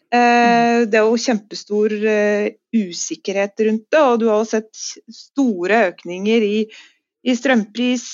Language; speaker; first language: Norwegian; native; Norwegian